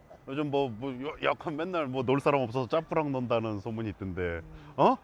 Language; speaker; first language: Korean; native; Korean